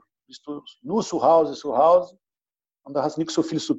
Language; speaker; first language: German; non-native, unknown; Portuguese